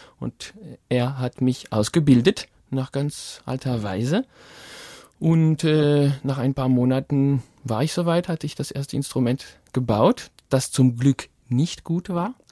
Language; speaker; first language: German; non-native, fluent; French